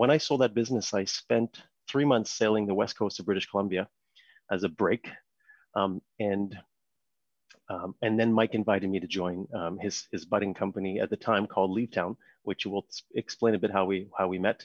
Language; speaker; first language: English; non-native, fluent; French